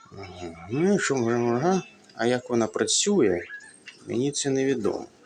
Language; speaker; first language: Ukrainian; non-native, local second language; Russian